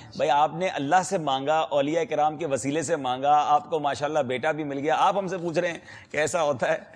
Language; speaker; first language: Urdu; native; Urdu